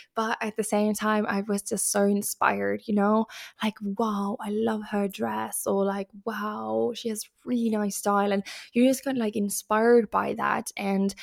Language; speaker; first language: English; non-native, fluent; Finnish